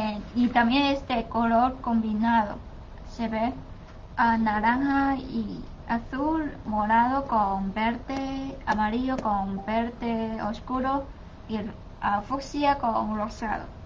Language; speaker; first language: Spanish; non-native, learner; Chinese